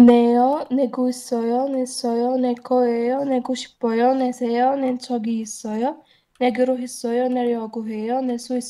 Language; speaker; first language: Korean; non-native, learner; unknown